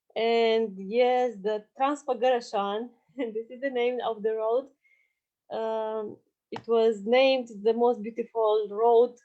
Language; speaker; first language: English; non-native, learner; Romanian